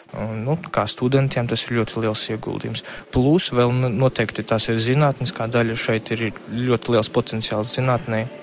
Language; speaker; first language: Latvian; non-native, local second language; Russian